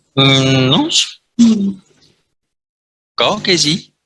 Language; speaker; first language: Vietnamese; non-native, fluent; French